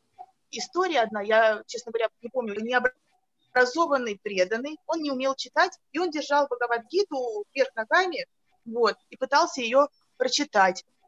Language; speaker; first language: Russian; native; Russian